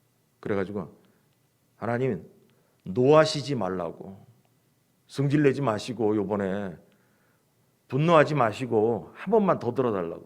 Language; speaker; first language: Korean; native; Korean